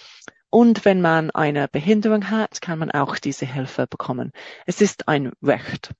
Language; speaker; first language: German; non-native, fluent; English